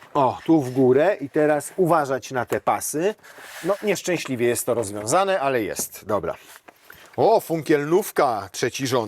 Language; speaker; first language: Polish; native; Polish